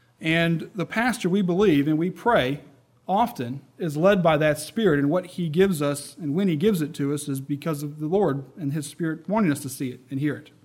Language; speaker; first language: English; native; English